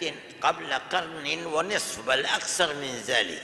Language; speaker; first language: Arabic; non-native, fluent; Urdu